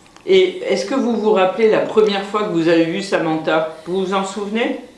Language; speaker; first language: French; native; French